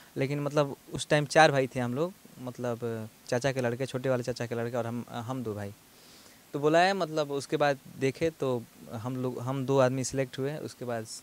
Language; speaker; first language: Hindi; non-native, local second language; Bhojpuri